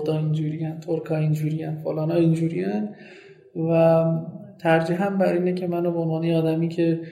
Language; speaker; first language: Persian; non-native, local second language; Kurdish